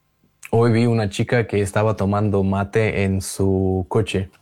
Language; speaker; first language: Spanish; non-native, fluent; Russian